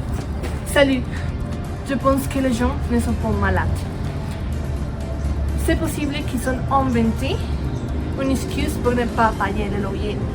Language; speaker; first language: French; non-native, learner; Spanish